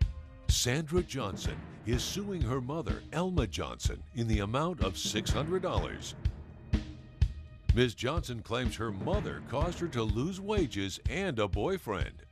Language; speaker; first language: English; native; English